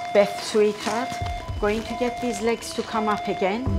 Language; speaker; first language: English; non-native, fluent; Persian